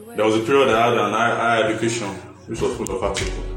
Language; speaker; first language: English; non-native, local second language; Yoruba